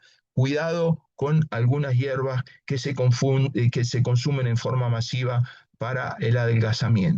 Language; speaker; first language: Spanish; native; Spanish